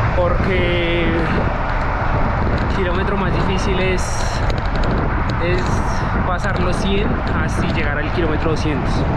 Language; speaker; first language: Spanish; native; Spanish